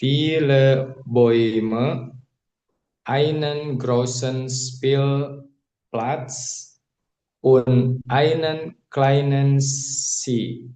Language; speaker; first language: German; non-native, learner; Indonesian